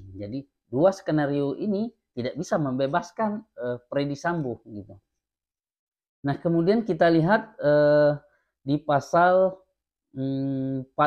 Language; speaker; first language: Indonesian; native; Indonesian